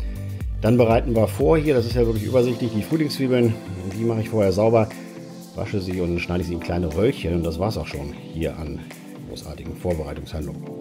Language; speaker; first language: German; native; German